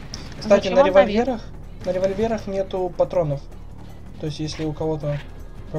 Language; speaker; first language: Russian; native; Russian